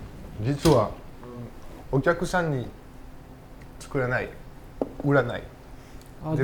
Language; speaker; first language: Japanese; non-native, learner; French